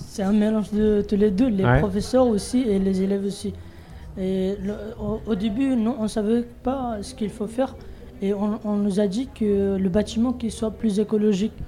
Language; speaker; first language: French; non-native, fluent; Bangla